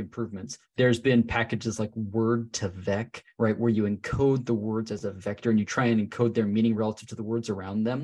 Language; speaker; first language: English; native; English